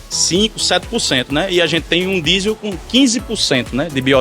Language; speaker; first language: Portuguese; native; Portuguese